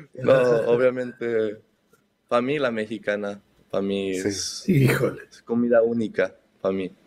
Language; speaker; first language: Spanish; early bilingual, heritage; Spanish